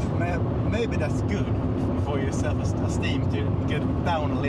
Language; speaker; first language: English; non-native, fluent; Swedish